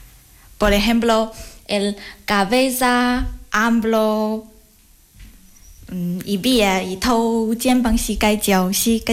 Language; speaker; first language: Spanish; non-native, learner; Chinese